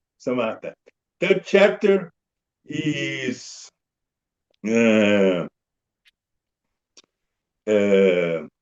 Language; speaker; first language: English; non-native, learner; Portuguese